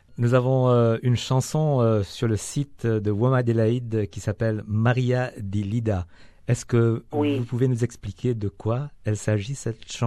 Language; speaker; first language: French; native; French